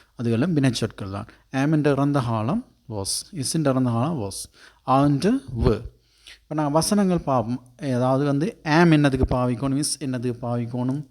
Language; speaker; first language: Tamil; native; Tamil